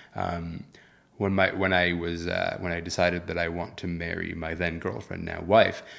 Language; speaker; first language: English; early bilingual, other home language; Arabic